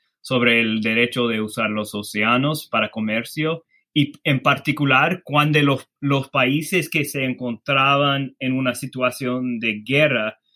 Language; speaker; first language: Spanish; non-native, fluent; English